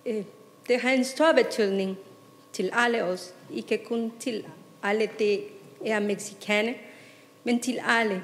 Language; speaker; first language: Danish; non-native, fluent; Spanish